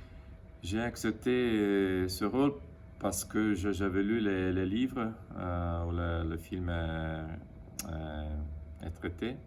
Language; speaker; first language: French; non-native, fluent; Italian